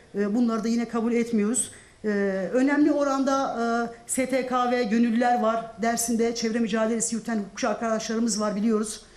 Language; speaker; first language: Turkish; non-native, local second language; Zaza